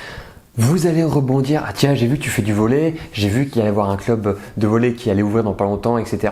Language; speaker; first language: French; native; French